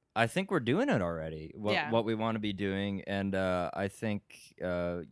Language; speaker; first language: English; native; English